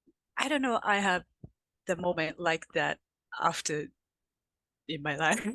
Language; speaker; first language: English; non-native, learner; Japanese